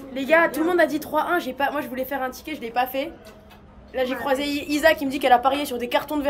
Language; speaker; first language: French; native; French